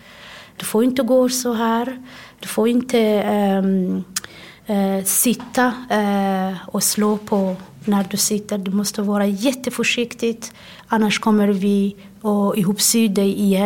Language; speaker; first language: Swedish; non-native, fluent; Somali